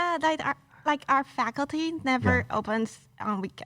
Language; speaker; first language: English; non-native, local second language; Chinese